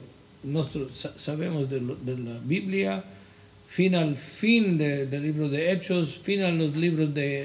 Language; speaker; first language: Spanish; non-native, fluent; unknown